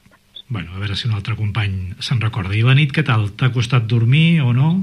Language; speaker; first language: Catalan; native; Catalan